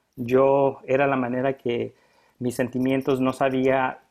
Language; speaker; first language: Spanish; early bilingual, heritage; Spanish